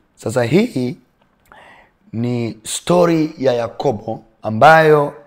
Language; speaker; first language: Swahili; native; Swahili